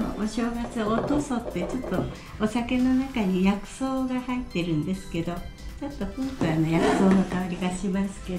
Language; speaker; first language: Japanese; native; Japanese